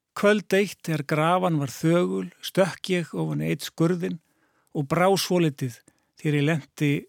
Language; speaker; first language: Icelandic; native; Icelandic